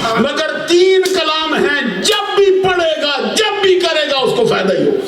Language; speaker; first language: Urdu; non-native, local second language; Punjabi